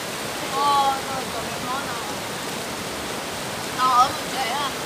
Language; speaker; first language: Chinese; non-native, learner; Lao